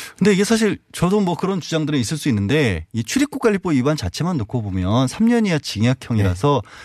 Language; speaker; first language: Korean; native; Korean